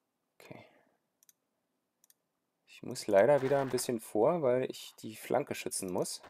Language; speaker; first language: German; native; German